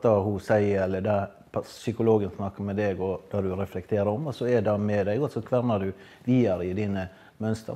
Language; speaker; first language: Norwegian; native; Norwegian